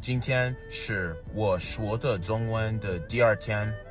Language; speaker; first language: Chinese; non-native, learner; English